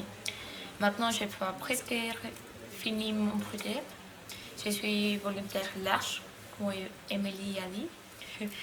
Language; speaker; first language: French; non-native, learner; Spanish